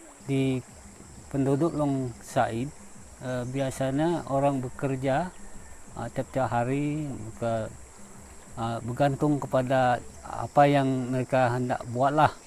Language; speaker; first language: Indonesian; non-native, local second language; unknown